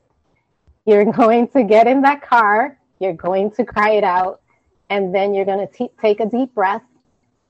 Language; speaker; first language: English; native; English